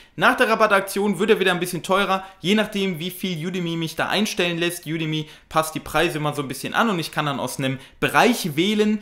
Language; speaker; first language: German; native; German